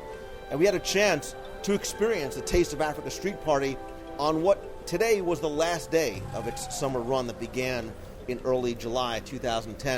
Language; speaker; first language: English; native; English